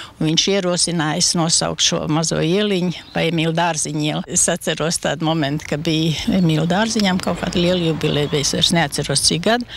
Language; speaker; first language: Latvian; native; Latvian